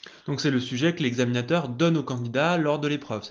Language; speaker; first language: French; native; French